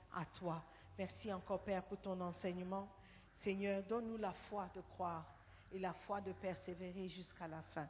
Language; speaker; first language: French; non-native, fluent; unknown